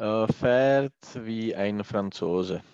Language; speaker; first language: German; non-native, learner; Czech